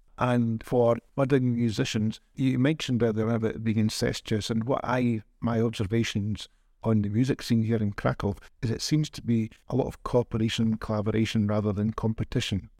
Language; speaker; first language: English; native; English